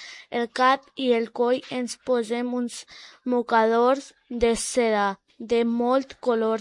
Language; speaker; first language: Catalan; non-native, learner; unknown